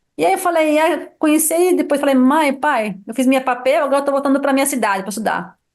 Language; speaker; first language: Portuguese; non-native, fluent; Arabic